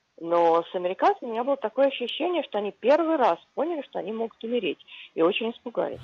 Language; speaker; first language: Russian; native; Russian